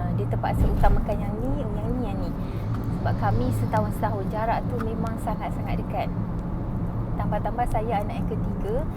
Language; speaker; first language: Malay; native; Malay